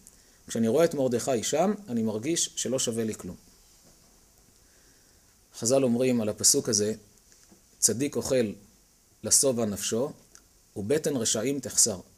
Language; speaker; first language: Hebrew; native; Hebrew